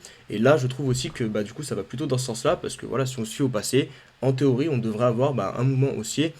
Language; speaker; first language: French; native; French